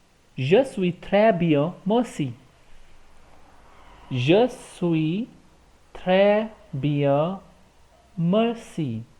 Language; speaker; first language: French; non-native, fluent; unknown